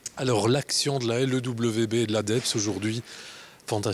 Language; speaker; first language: French; native; French